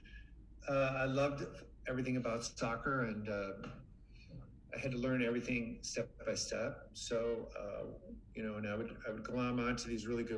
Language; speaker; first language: English; native; English